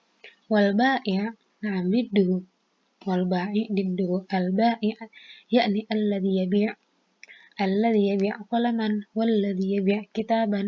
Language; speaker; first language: Arabic; non-native, fluent; Indonesian